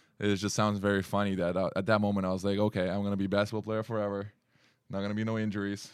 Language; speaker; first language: English; non-native, fluent; Lithuanian